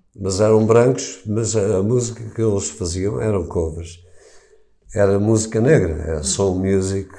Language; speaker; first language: Portuguese; native; Portuguese